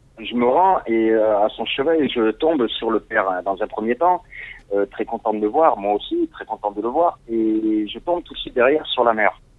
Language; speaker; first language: French; non-native, local second language; Arabic